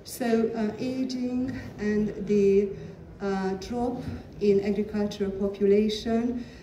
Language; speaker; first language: English; non-native, fluent; Hungarian